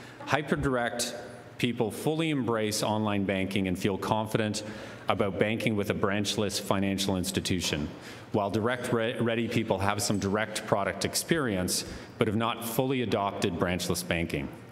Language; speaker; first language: English; native; English